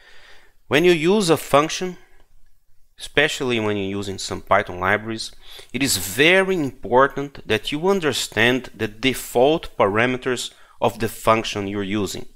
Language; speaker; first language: English; non-native, fluent; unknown